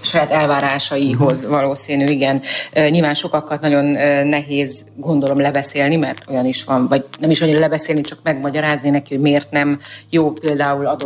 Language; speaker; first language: Hungarian; native; Hungarian